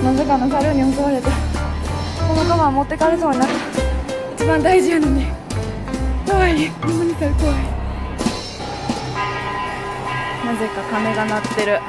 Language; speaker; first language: Japanese; native; Japanese